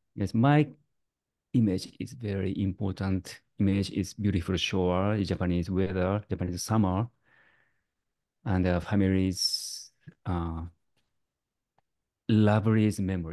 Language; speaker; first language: English; non-native, learner; Japanese